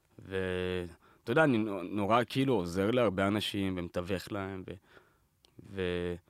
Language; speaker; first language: Hebrew; native; Hebrew